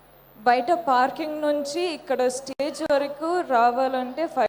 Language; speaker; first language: Telugu; non-native, fluent; Kodava